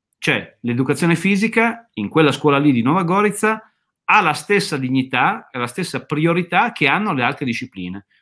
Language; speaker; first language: Italian; native; Italian